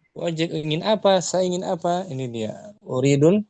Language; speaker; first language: Indonesian; native; Indonesian